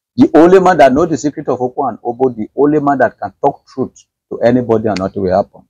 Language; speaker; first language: English; non-native, local second language; Yoruba